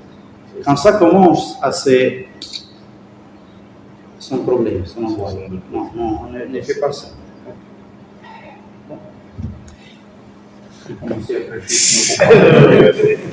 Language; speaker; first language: French; non-native, fluent; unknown